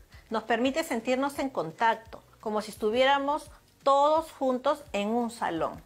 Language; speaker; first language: Spanish; native; Spanish